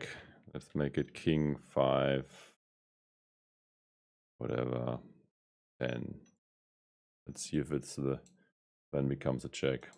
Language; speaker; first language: English; non-native, fluent; German